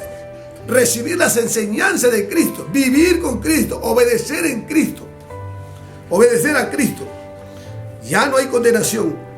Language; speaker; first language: Spanish; native; Spanish